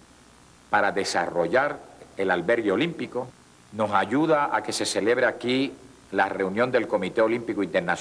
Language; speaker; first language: Spanish; native; Spanish